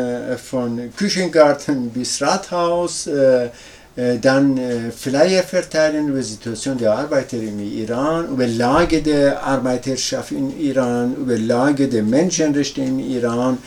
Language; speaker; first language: German; non-native, learner; Persian